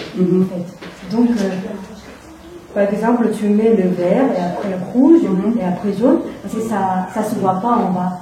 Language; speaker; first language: French; non-native, fluent; Korean